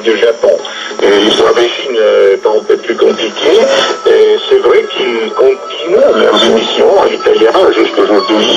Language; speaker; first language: French; non-native, fluent; Italian